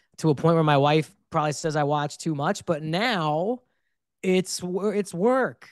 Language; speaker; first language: English; native; English